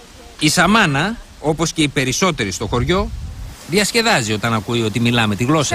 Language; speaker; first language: Greek; native; Greek